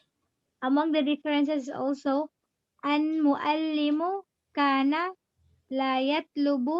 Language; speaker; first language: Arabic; non-native, learner; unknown